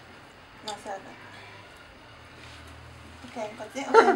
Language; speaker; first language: Italian; non-native, learner; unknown